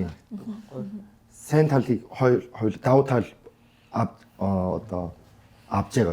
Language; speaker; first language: Mongolian; non-native, fluent; Korean